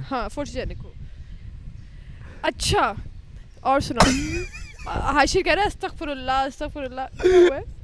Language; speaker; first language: Urdu; native; Urdu